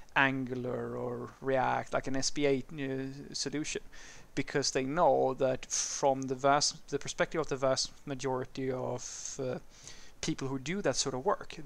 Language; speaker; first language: English; non-native, fluent; Swedish